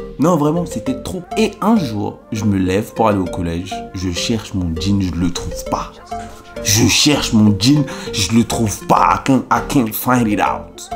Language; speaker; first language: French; early bilingual, other home language; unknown